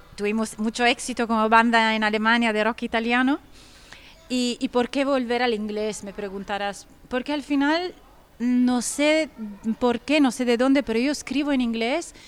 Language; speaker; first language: Spanish; non-native, fluent; Italian